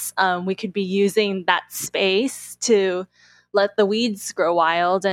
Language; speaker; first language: English; native; English